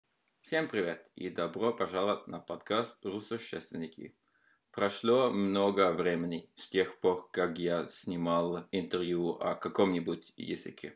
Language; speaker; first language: Russian; non-native, fluent; Norwegian